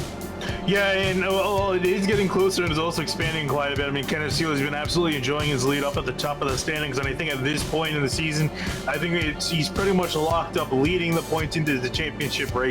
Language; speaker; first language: English; native; English